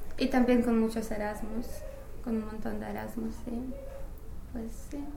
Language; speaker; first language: Spanish; non-native, fluent; English